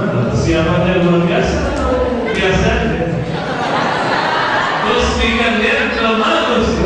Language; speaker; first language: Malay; non-native, fluent; Arabic